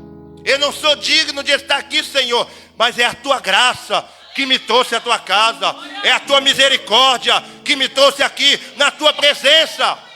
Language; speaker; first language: Portuguese; native; Portuguese